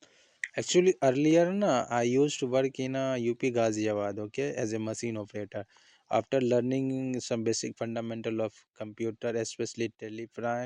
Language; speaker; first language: English; non-native, learner; Hindi